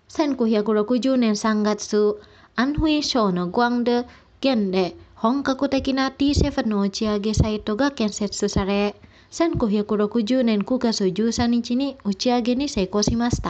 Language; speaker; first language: Japanese; non-native, learner; Indonesian